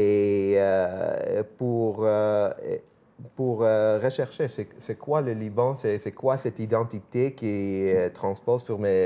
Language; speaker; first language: French; non-native, fluent; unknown